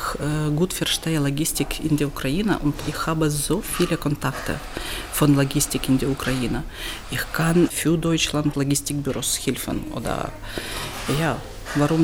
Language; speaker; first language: German; non-native, learner; Ukrainian